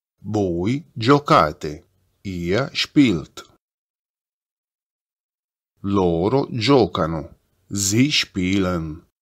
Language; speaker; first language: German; non-native, fluent; Italian